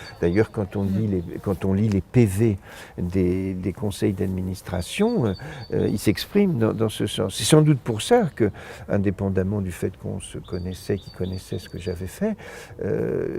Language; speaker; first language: French; native; French